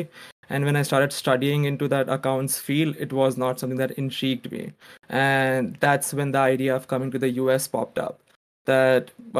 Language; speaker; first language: English; non-native, local second language; Gujarati